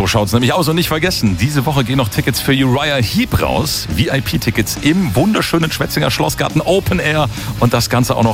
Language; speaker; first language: German; native; German